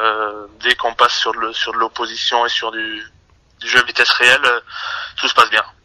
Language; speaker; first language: French; native; French